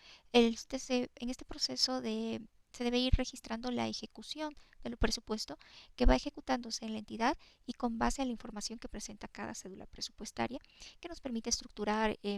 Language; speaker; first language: Spanish; native; Spanish